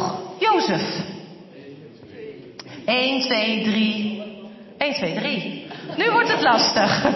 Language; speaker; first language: Dutch; native; Dutch